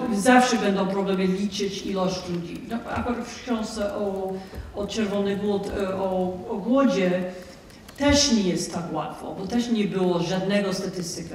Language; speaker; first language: Polish; non-native, fluent; English